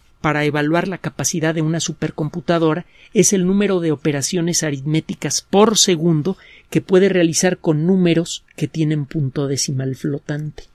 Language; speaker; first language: Spanish; native; Spanish